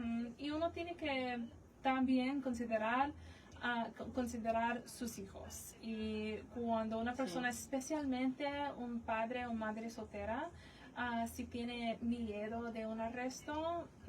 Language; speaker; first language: Spanish; non-native, fluent; English